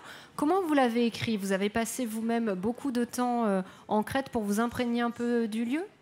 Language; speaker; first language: French; native; French